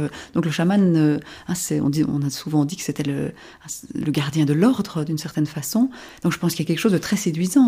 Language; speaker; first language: French; native; French